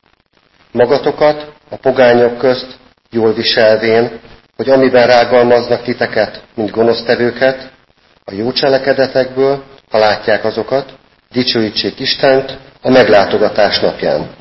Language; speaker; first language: Hungarian; native; Hungarian